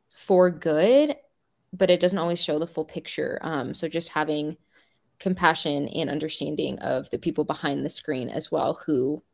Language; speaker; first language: English; native; English